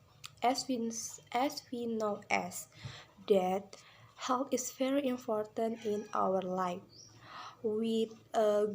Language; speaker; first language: English; non-native, learner; Indonesian